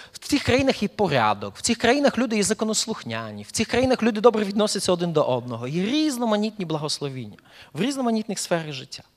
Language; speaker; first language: Ukrainian; early bilingual, heritage; Ukrainian